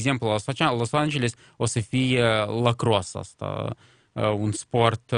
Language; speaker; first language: Romanian; non-native, local second language; Russian